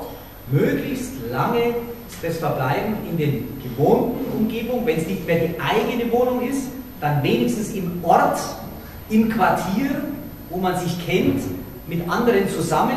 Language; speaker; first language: German; native; German